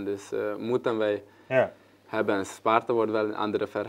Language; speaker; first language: Dutch; non-native, learner; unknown